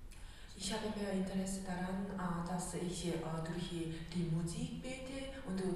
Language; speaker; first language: German; non-native, learner; Korean